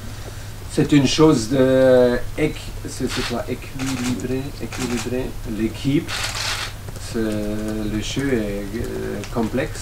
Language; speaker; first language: French; non-native, learner; German